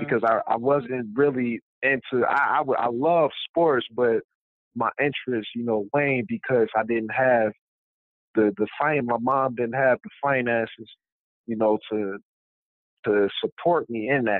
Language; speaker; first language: English; native; English